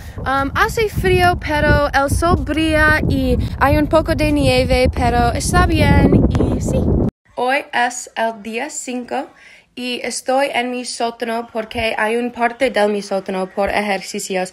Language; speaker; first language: Spanish; non-native, learner; English